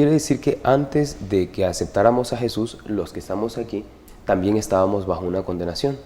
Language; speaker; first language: Spanish; native; Spanish